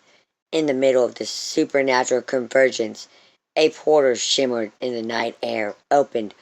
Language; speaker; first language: English; native; English